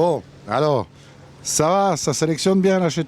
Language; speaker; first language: French; native; French